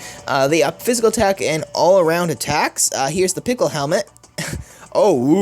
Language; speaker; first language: English; native; English